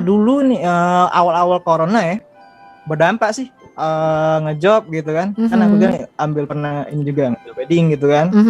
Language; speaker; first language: Indonesian; native; Indonesian